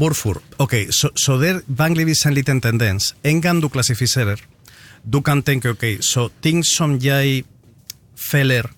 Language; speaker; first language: Norwegian; non-native, fluent; Spanish